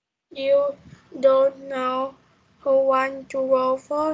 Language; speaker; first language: English; non-native, learner; Vietnamese